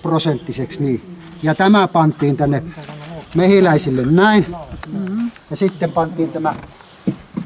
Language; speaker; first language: Finnish; native; Finnish